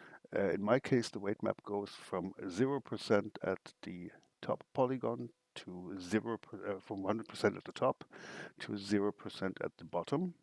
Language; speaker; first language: English; non-native, fluent; German